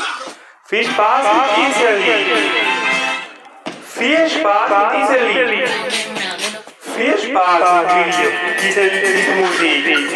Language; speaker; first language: German; non-native, learner; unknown